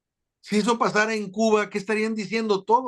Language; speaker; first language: Spanish; native; Spanish